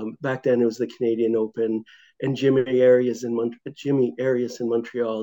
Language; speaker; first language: English; native; English